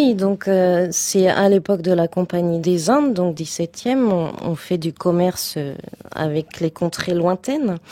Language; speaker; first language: French; native; French